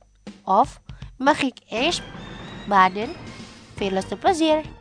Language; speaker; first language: Dutch; non-native, fluent; Indonesian